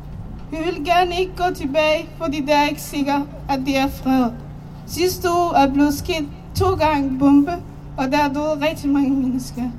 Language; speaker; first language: Danish; non-native, learner; Somali